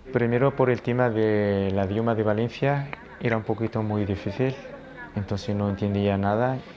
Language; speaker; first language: Spanish; non-native, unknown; Riffian